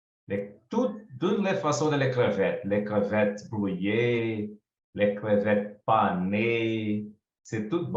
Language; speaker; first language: French; non-native, learner; Portuguese